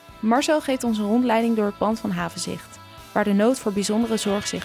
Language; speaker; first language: Dutch; native; Dutch